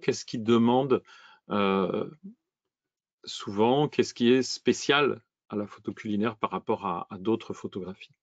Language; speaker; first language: French; native; French